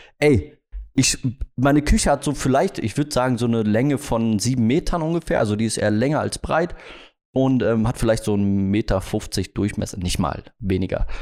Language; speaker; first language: German; native; German